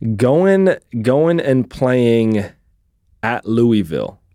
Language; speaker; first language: English; native; English